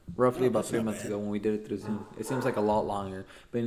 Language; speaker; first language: English; non-native, fluent; Spanish